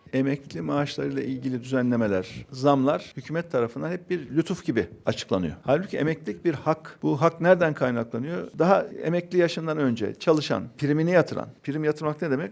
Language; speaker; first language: Turkish; native; Turkish